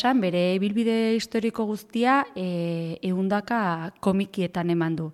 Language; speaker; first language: Basque; native; Basque